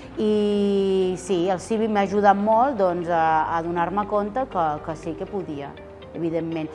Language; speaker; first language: Catalan; non-native, fluent; Spanish